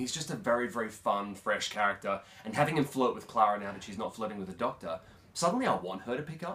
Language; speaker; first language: English; native; English